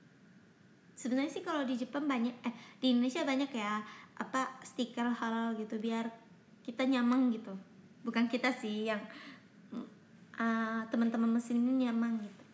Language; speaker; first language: Indonesian; non-native, fluent; Japanese